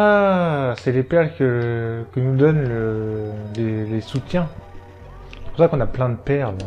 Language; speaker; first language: French; native; French